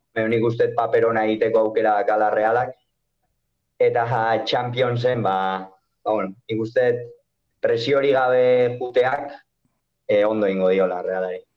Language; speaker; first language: Basque; native; Basque